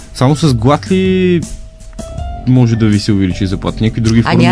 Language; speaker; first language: Bulgarian; native; Bulgarian